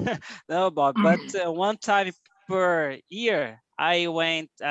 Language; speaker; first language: English; non-native, learner; Portuguese